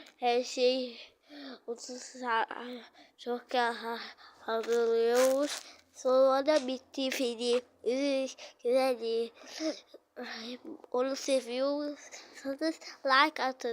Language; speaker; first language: Turkish; early bilingual, other home language; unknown